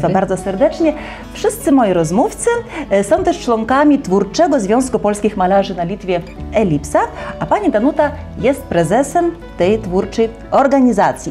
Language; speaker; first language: Polish; native; Polish